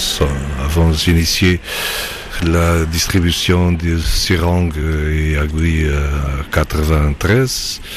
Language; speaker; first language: French; non-native, fluent; Portuguese